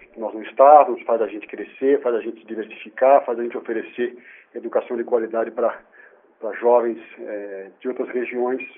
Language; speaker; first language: Portuguese; native; Portuguese